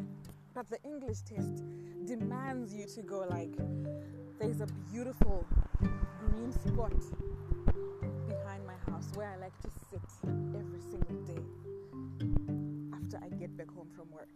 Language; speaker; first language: English; non-native, local second language; Shona